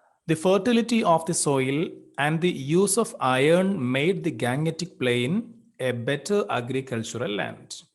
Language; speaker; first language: English; non-native, local second language; Malayalam